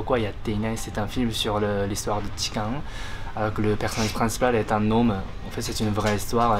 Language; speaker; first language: French; non-native, fluent; Japanese